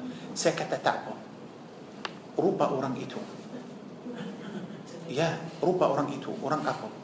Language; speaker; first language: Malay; non-native, fluent; Arabic